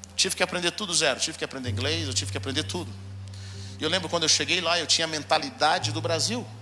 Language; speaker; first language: Portuguese; native; Portuguese